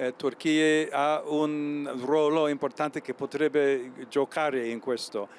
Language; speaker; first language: Italian; non-native, fluent; English